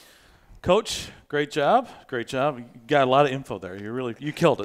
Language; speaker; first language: English; native; English